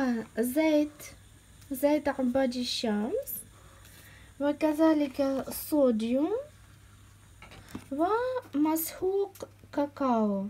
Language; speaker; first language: Arabic; non-native, fluent; Ukrainian